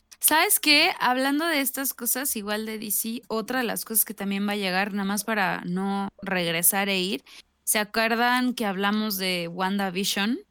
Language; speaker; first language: Spanish; native; Spanish